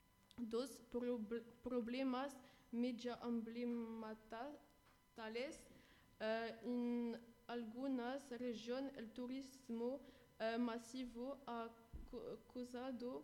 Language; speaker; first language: Spanish; non-native, learner; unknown